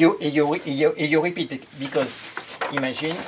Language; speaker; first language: English; non-native, learner; French